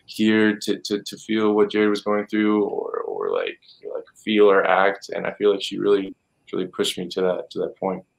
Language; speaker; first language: English; native; English